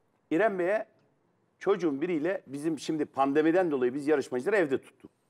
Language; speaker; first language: Turkish; native; Turkish